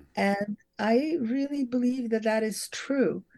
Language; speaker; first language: English; early bilingual, other home language; French